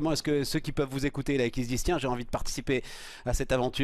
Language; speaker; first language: French; native; French